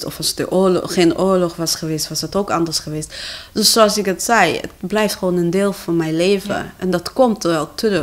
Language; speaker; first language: Dutch; non-native, fluent; Kinyarwanda